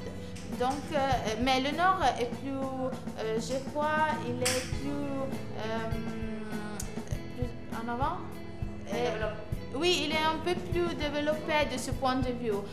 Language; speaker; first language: French; non-native, learner; Italian